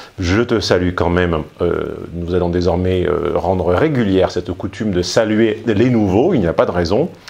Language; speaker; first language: French; native; French